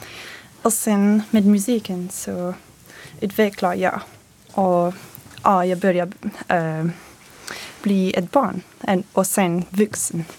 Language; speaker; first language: Swedish; non-native, fluent; French